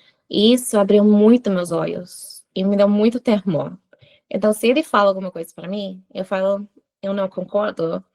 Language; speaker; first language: Portuguese; non-native, fluent; English